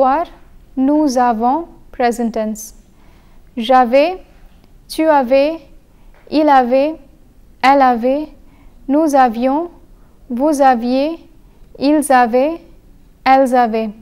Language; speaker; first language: French; non-native, fluent; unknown